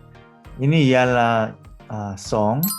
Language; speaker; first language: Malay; non-native, learner; Korean